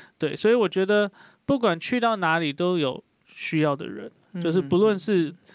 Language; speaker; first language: Chinese; native; Chinese